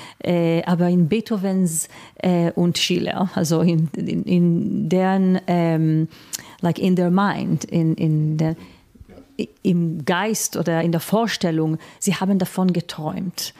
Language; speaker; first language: German; non-native, fluent; Hebrew